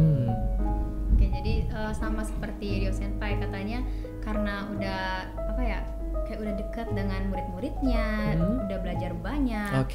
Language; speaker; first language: Indonesian; native; Indonesian